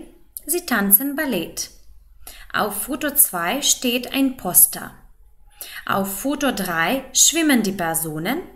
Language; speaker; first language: German; non-native, fluent; Macedonian